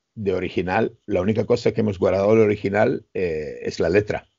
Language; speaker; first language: Spanish; non-native, fluent; Serbian